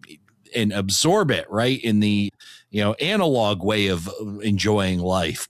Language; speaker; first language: English; native; English